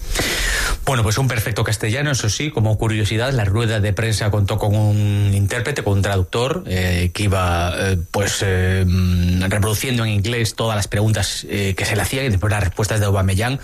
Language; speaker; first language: Spanish; native; Spanish